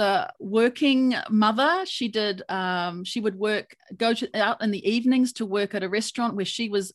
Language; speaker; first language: English; native; English